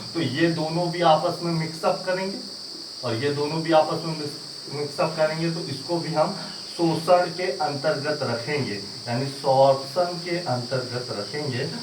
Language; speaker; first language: Hindi; native; Hindi